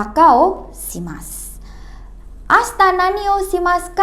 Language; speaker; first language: Japanese; non-native, fluent; Indonesian